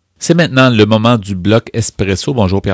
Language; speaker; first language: French; native; French